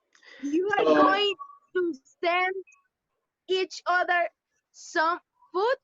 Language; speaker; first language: English; non-native, learner; Spanish